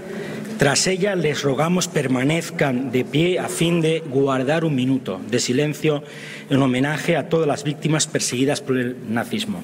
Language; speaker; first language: Spanish; native; Spanish